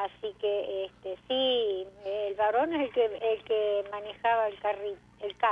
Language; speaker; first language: Spanish; native; Spanish